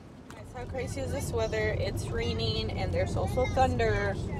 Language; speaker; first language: English; early bilingual, other home language; Spanish